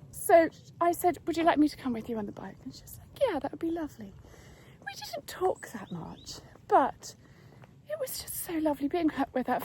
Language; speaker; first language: English; native; English